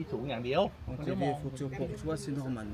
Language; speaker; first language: French; non-native, learner; Arabic